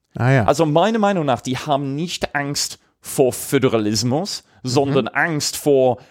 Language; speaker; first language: German; non-native, fluent; English